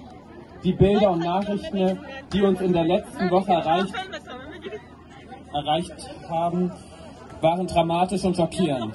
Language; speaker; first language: German; native; German